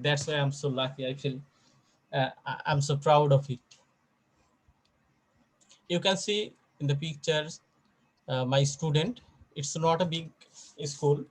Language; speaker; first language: English; non-native, fluent; Bangla